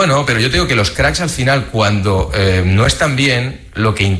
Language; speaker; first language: Spanish; native; Spanish